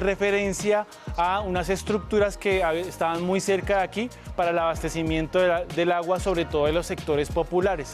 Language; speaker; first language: Spanish; native; Spanish